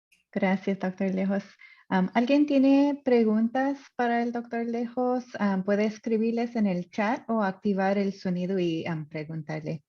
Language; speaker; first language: Spanish; non-native, fluent; English